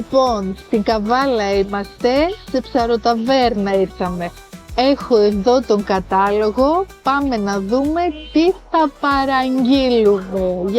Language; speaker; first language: Greek; native; Greek